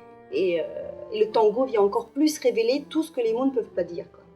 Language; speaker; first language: French; native; French